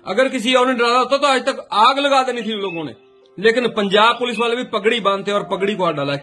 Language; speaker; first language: Hindi; non-native, local second language; Punjabi